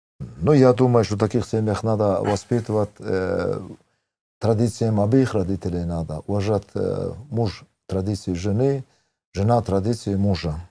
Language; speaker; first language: Russian; non-native, local second language; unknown